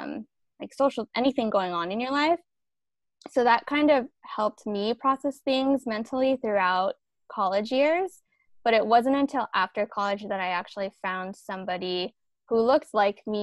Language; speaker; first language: English; early bilingual, other home language; Filipino